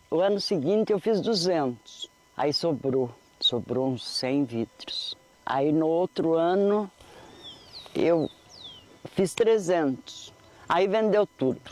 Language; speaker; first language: Portuguese; native; Portuguese